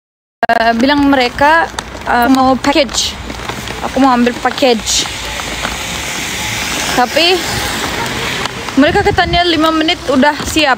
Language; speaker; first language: Indonesian; non-native, learner; Turkish